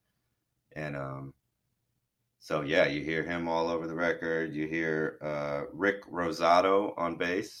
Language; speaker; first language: English; native; English